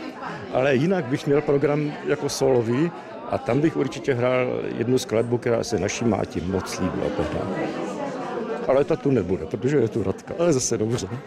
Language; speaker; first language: Czech; early bilingual, heritage; Czech